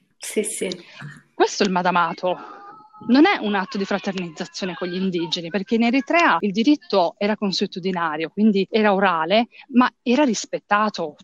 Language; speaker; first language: Italian; early bilingual, other home language; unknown